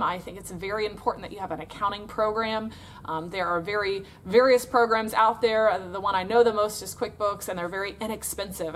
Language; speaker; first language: English; native; English